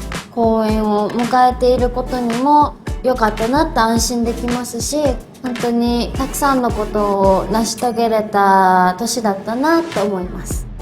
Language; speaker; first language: Japanese; native; Japanese